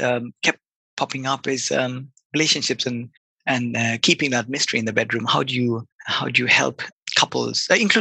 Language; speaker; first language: English; non-native, local second language; Bangla